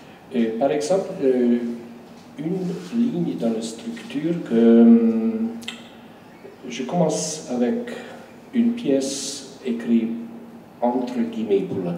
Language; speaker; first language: French; non-native, fluent; Hungarian